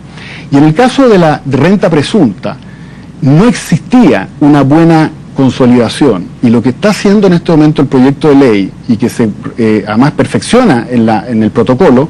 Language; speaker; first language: Spanish; native; Spanish